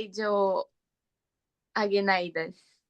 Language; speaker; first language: Japanese; non-native, learner; Filipino